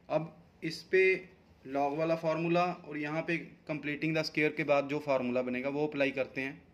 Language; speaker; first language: Hindi; non-native, local second language; Punjabi